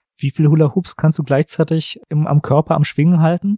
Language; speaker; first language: German; native; German